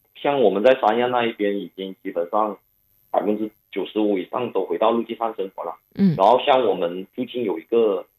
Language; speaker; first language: Chinese; non-native, local second language; Cantonese